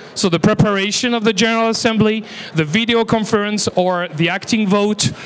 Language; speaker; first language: English; non-native, fluent; French